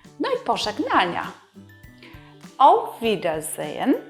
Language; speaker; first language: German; non-native, fluent; Polish